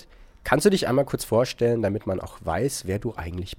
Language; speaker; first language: German; native; German